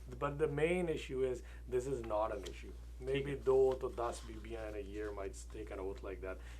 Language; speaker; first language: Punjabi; early bilingual, heritage; Punjabi